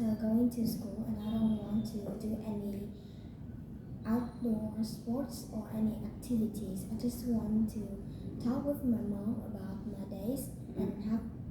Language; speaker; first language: English; non-native, learner; Vietnamese